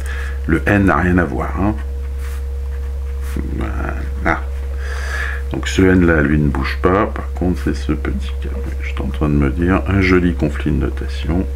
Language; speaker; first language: French; native; French